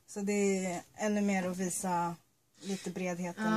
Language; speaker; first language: Swedish; early bilingual, other home language; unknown